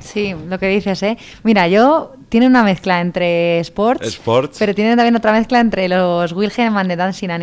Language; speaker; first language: Spanish; native; Spanish